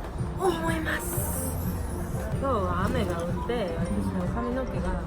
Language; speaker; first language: Japanese; non-native, fluent; Korean